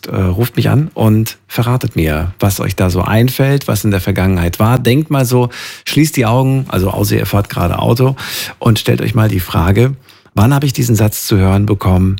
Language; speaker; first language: German; native; German